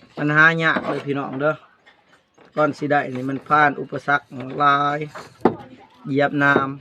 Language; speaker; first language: Thai; native; Thai